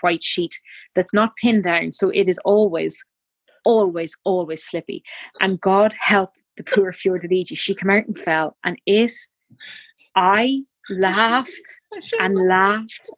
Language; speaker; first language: English; native; English